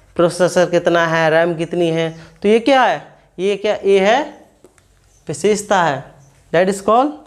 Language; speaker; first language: Hindi; native; Hindi